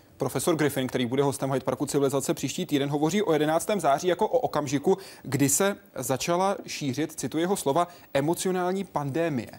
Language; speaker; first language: Czech; native; Czech